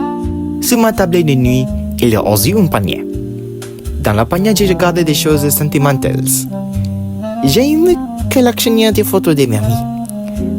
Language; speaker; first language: French; non-native, learner; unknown